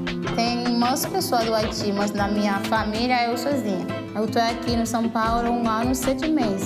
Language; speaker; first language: Portuguese; non-native, learner; Haitian Creole